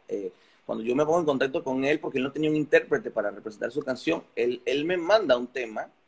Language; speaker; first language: Spanish; native; Spanish